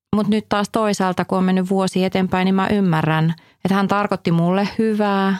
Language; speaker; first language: Finnish; native; Finnish